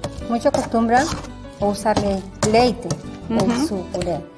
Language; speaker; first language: Portuguese; non-native, learner; Spanish